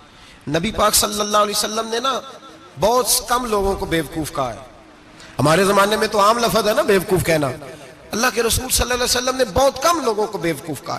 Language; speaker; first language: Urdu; non-native, local second language; Punjabi